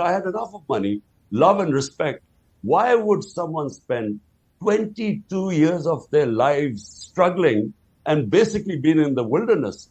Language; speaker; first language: English; non-native, local second language; Urdu